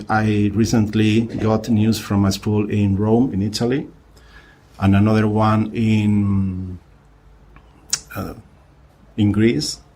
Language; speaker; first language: English; non-native, fluent; Spanish